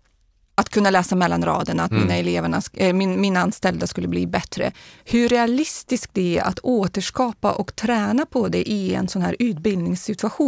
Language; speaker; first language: Swedish; non-native, fluent; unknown